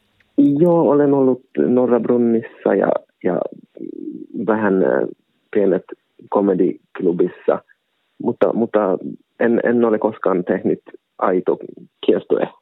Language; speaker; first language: Finnish; non-native, local second language; Swedish